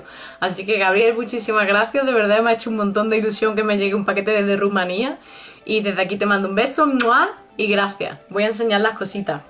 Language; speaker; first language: Spanish; native; Spanish